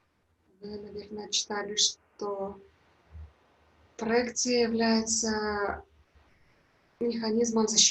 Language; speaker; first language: Russian; native; Russian